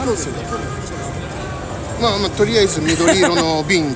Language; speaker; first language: Japanese; non-native, fluent; English